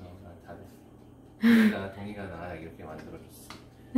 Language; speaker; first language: Korean; native; Korean